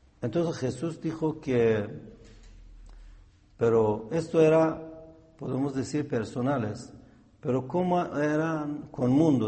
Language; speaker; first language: Spanish; non-native, fluent; Persian